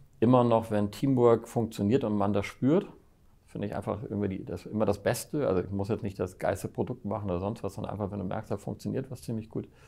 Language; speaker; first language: German; native; German